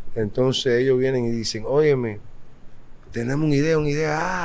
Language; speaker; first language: Spanish; early bilingual, heritage; Spanish